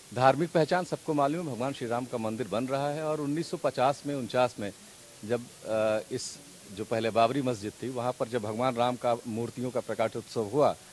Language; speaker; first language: Hindi; native; Hindi